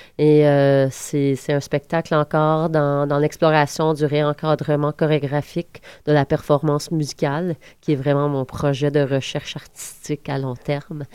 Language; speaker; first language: French; native; French